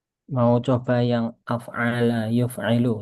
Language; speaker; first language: Indonesian; native; Indonesian